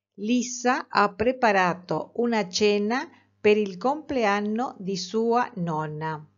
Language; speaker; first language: Italian; non-native, fluent; Spanish